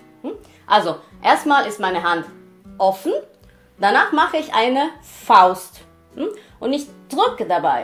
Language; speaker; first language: German; non-native, fluent; Italian